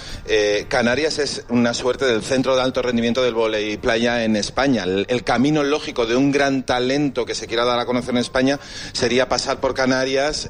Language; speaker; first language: Spanish; native; Spanish